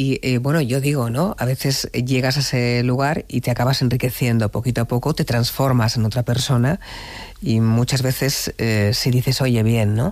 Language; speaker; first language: Spanish; native; Spanish